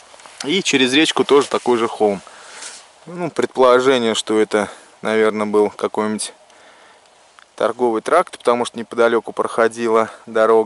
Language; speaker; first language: Russian; native; Russian